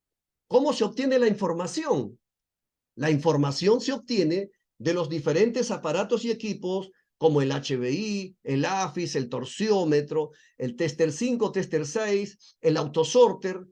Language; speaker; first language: Spanish; native; Spanish